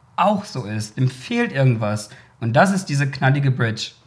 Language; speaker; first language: German; native; German